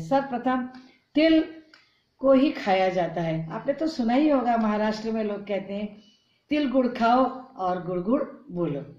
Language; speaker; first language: Hindi; non-native, local second language; Bangla